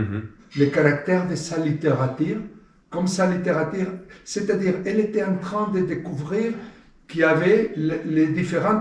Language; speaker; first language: French; non-native, fluent; Spanish